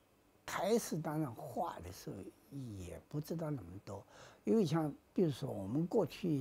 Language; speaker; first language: Chinese; native; Chinese